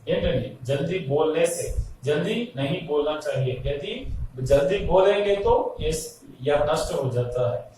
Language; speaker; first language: Hindi; non-native, local second language; Telugu